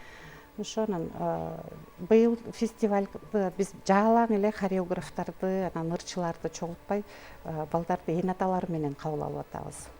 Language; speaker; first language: Kyrgyz; native; Kyrgyz